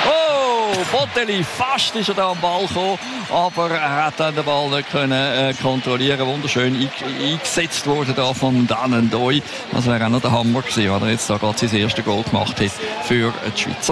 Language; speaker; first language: German; native; German